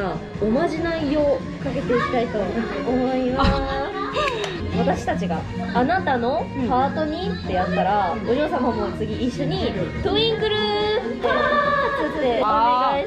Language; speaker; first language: Japanese; native; Japanese